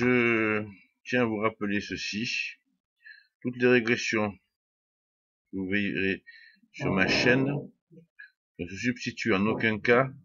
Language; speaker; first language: French; native; French